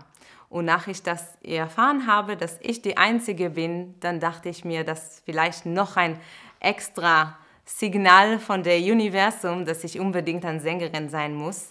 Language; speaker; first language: German; non-native, fluent; Hebrew